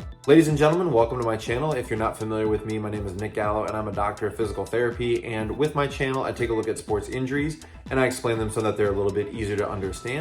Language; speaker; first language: English; native; English